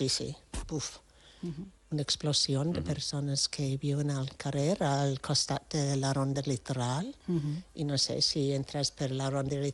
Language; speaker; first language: Catalan; non-native, fluent; French